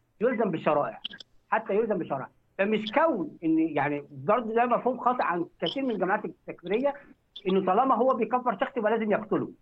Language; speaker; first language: Arabic; native; Arabic